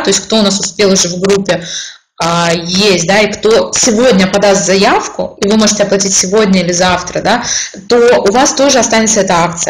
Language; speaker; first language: Russian; native; Russian